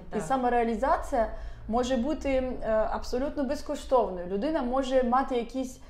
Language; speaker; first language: Ukrainian; non-native, local second language; Russian